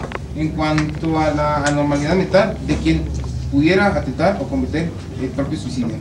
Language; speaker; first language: Spanish; native; Spanish